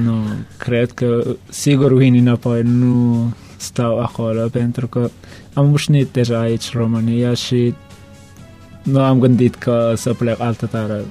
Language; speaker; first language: Romanian; non-native, learner; Turkmen